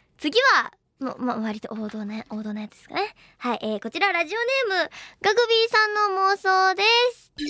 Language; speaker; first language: Japanese; native; Japanese